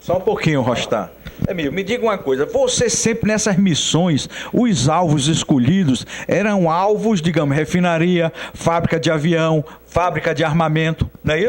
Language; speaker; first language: Portuguese; native; Portuguese